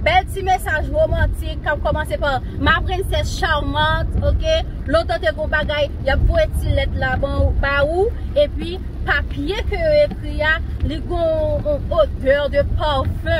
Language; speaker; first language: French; non-native, local second language; Haitian Creole